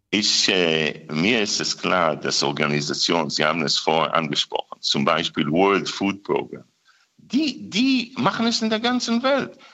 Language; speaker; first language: German; non-native, fluent; Hebrew